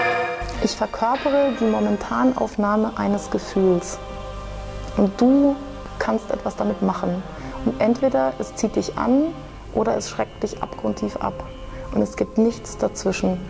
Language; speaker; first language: German; native; German